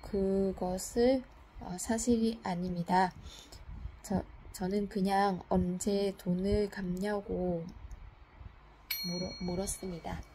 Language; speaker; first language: Korean; non-native, fluent; Vietnamese